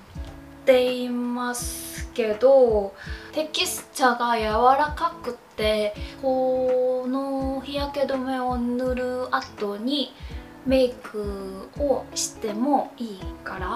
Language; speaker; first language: Japanese; non-native, fluent; Korean